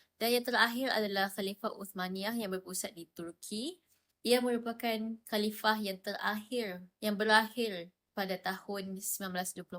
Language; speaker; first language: Malay; native; Malay